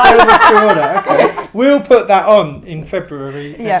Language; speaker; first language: English; native; English